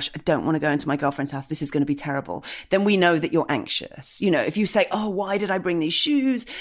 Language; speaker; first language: English; native; English